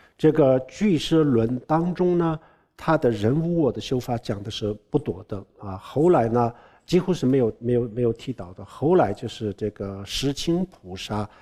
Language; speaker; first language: Chinese; non-native, local second language; Tibetan